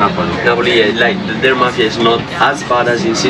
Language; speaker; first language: English; non-native, fluent; Italian